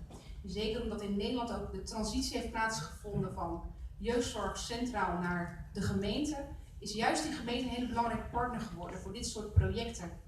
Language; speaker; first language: Dutch; native; Dutch